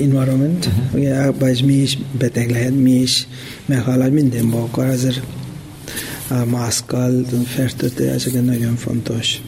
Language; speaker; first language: Hungarian; non-native, learner; Tibetan